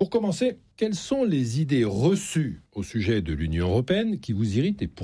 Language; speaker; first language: French; native; French